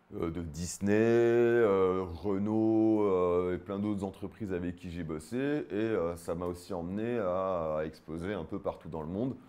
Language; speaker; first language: French; native; French